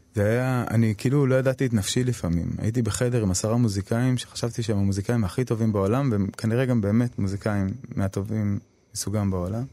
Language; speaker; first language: Hebrew; early bilingual, other home language; Arabic